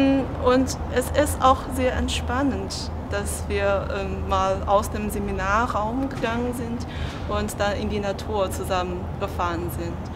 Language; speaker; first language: German; non-native, fluent; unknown